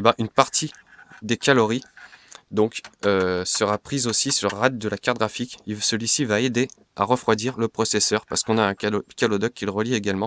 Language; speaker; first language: French; native; French